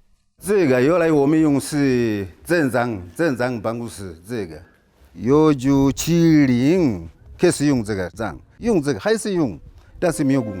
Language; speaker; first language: Chinese; non-native, learner; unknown